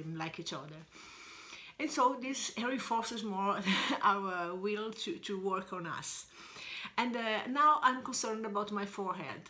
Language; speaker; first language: English; non-native, fluent; Portuguese